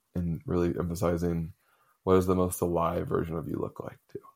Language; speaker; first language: English; native; English